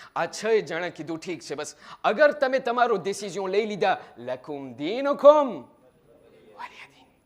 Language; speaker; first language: Gujarati; early bilingual, heritage; Gujarati